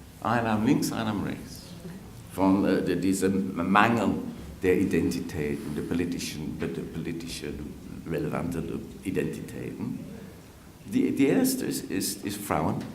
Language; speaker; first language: German; non-native, fluent; English